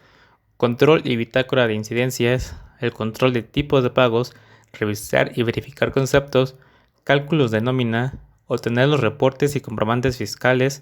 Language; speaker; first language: Spanish; native; Spanish